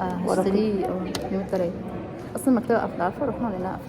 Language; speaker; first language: Arabic; native; Arabic